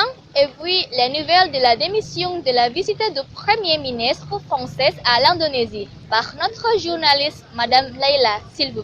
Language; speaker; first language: French; non-native, learner; Indonesian